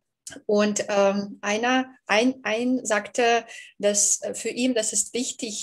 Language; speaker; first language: German; non-native, fluent; Belarusian